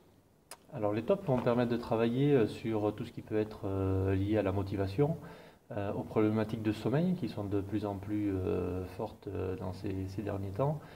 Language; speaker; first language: French; native; French